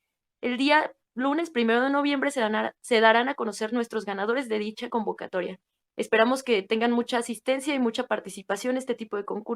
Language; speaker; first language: Spanish; native; Spanish